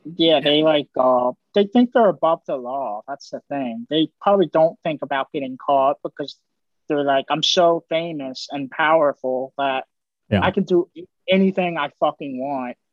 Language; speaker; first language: English; native; English